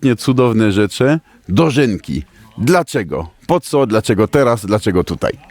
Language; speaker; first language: Polish; non-native, fluent; French